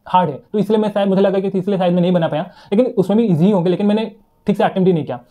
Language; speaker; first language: Hindi; non-native, local second language; Odia